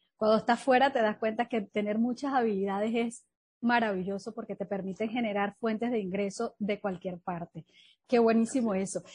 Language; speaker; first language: Spanish; native; Spanish